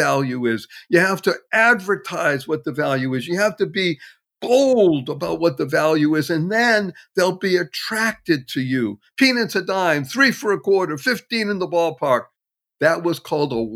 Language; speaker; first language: English; native; English